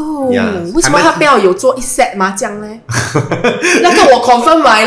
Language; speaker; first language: Chinese; native; Chinese